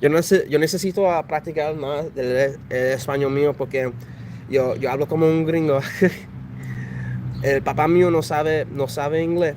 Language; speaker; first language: Spanish; early bilingual, heritage; English